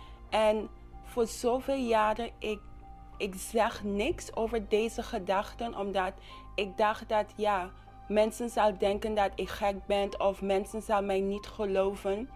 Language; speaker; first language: Dutch; non-native, local second language; English